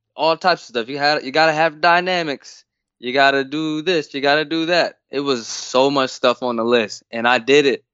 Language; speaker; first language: English; native; English